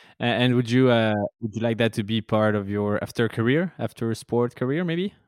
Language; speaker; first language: English; non-native, fluent; French